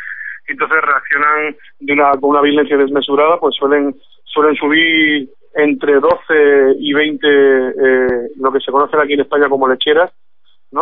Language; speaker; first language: Spanish; native; Spanish